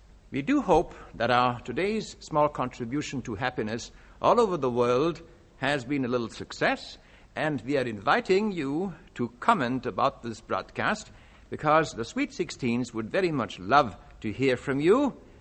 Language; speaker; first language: English; non-native, fluent; Dutch